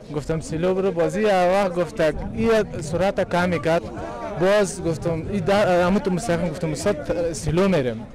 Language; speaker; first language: Persian; native; Persian